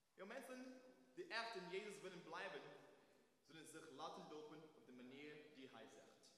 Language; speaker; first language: Dutch; non-native, fluent; English